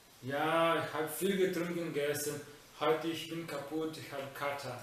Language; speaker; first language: German; non-native, fluent; Portuguese